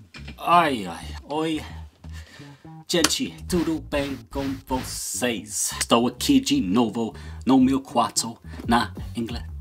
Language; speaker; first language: Portuguese; non-native, learner; English